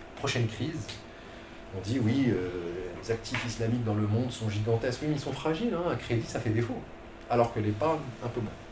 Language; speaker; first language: French; non-native, local second language; Arabic